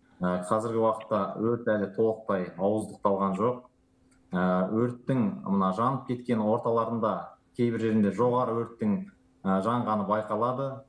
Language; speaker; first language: Kazakh; native; Kazakh